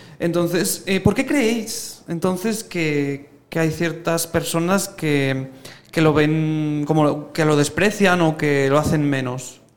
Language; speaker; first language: Spanish; native; Spanish